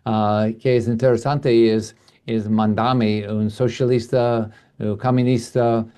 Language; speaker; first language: Spanish; non-native, learner; English